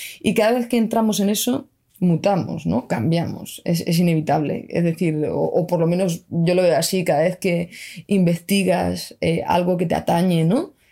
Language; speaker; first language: Spanish; native; Spanish